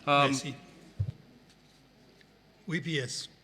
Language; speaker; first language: French; non-native, local second language; Seselwa Creole French